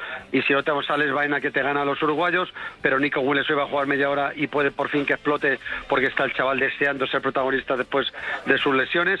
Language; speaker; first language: Spanish; native; Spanish